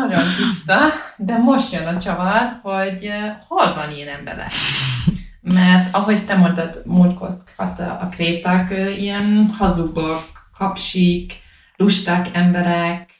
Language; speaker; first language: Hungarian; non-native, learner; English